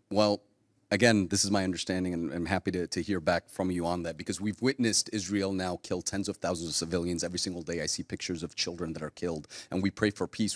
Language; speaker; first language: English; native; English